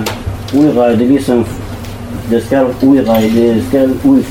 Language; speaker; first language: Danish; non-native, learner; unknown